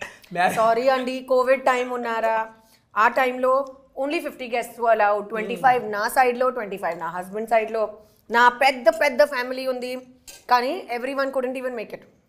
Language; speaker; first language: Telugu; non-native, fluent; Hindi